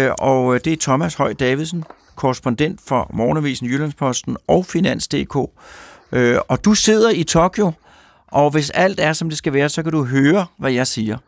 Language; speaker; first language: Danish; native; Danish